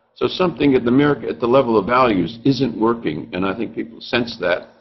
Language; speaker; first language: English; native; English